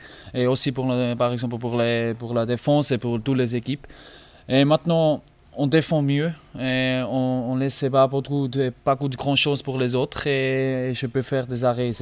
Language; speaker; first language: French; non-native, learner; German